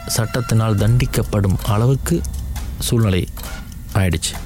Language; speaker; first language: Tamil; early bilingual, heritage; Tamil